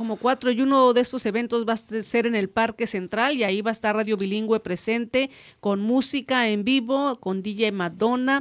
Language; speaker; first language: Spanish; native; Spanish